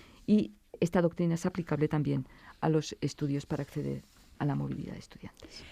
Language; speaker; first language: Spanish; native; Spanish